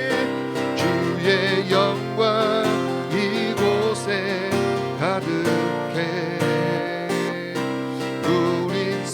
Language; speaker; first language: Korean; native; Korean